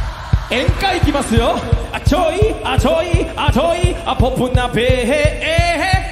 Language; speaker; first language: Japanese; non-native, fluent; Korean